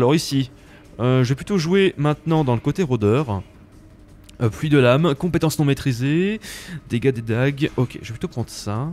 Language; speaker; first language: French; native; French